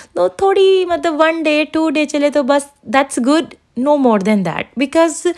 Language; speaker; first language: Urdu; non-native, local second language; Punjabi